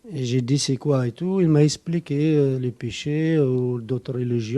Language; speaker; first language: French; non-native, local second language; Arabic